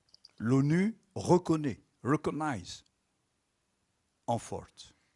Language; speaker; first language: English; non-native, local second language; French